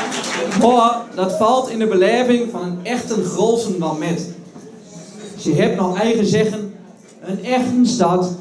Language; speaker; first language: Dutch; native; Dutch